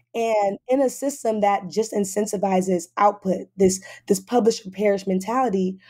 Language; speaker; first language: English; native; English